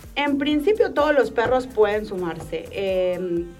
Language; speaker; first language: Spanish; native; Spanish